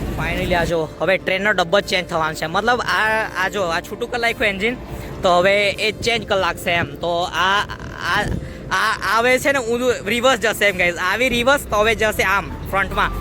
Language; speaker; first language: Gujarati; native; Gujarati